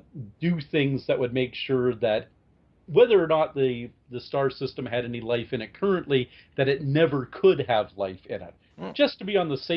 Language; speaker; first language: English; native; English